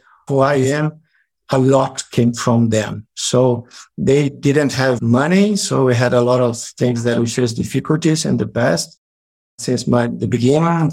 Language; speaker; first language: English; non-native, fluent; Portuguese